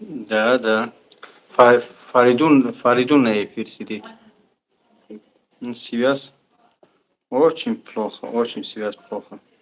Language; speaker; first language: Russian; non-native, learner; Tajik